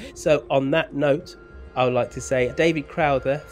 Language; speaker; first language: English; native; English